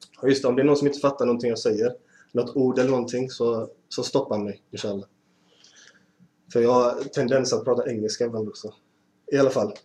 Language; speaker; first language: Swedish; early bilingual, other home language; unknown